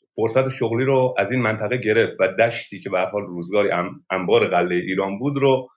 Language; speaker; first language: Persian; native; Persian